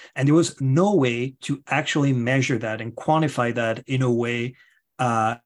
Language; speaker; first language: English; non-native, fluent; French